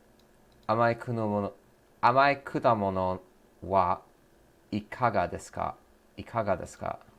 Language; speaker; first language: Japanese; non-native, learner; English